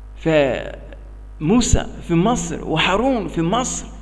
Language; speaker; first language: Arabic; non-native, learner; English